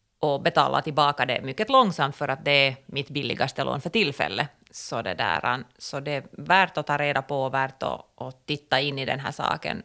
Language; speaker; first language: Swedish; native; Swedish